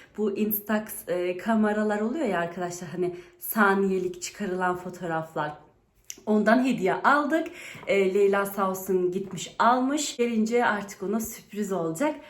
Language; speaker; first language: Turkish; early bilingual, heritage; Turkish